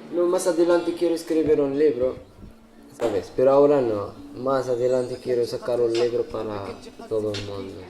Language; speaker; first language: Spanish; early bilingual, other home language; Arabic